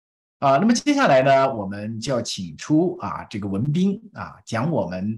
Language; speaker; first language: Chinese; native; Chinese